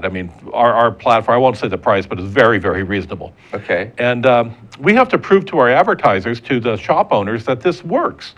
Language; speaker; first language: English; native; English